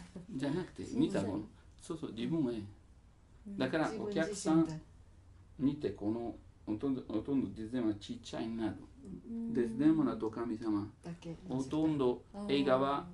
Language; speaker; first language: Japanese; non-native, learner; Italian